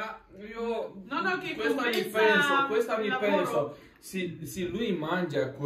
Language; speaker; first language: Italian; non-native, learner; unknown